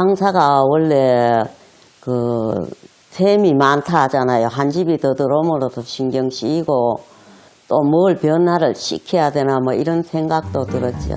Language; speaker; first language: Korean; native; Korean